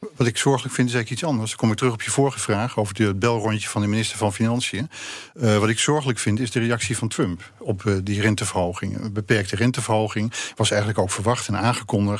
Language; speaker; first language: Dutch; native; Dutch